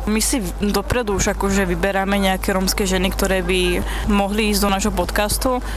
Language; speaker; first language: Slovak; native; Slovak